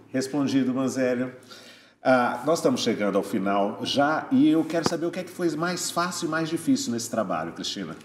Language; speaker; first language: Portuguese; native; Portuguese